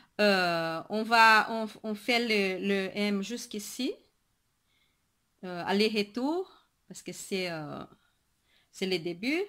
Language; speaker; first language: French; non-native, fluent; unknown